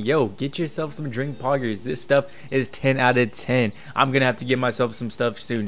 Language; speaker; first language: English; native; English